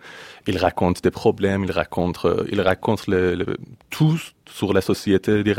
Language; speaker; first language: French; non-native, fluent; Persian